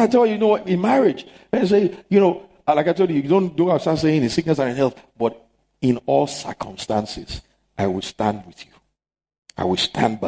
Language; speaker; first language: English; non-native, local second language; Yoruba